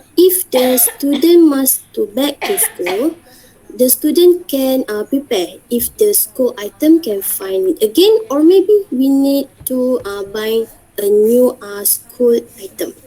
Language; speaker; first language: English; non-native, learner; Malay